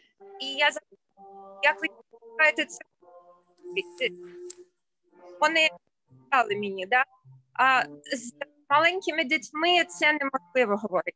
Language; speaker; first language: Ukrainian; non-native, local second language; Russian